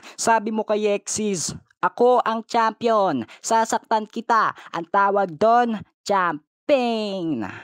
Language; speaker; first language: Filipino; non-native, local second language; Bikol